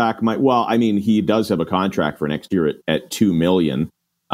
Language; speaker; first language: English; native; English